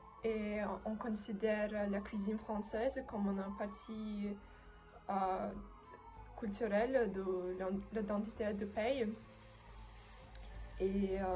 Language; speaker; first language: French; non-native, learner; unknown